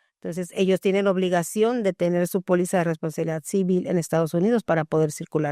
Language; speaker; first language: Spanish; native; Spanish